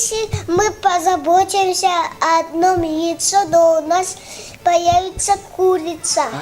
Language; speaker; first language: Russian; non-native, local second language; Tajik